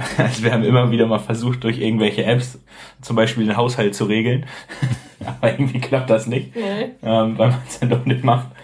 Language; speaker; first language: German; native; German